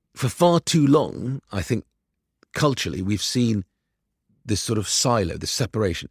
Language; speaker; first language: English; early bilingual, other home language; Arabic